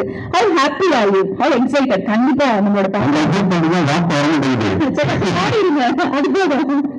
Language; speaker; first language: Tamil; native; Tamil